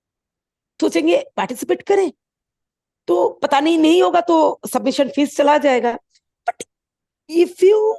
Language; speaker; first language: Hindi; non-native, local second language; Bangla